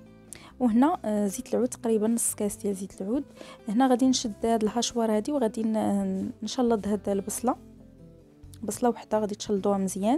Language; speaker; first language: Arabic; native; Arabic